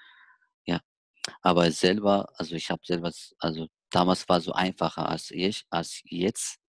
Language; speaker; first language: German; non-native, learner; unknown